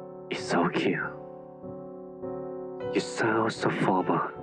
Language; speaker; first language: English; non-native, local second language; Chinese